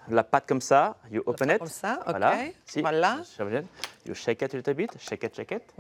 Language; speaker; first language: English; non-native, fluent; French